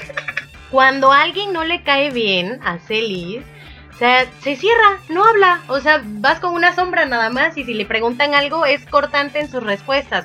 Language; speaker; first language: Spanish; native; Spanish